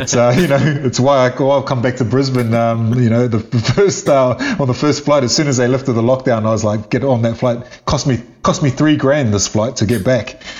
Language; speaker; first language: English; native; English